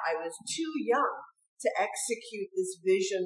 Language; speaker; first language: English; native; English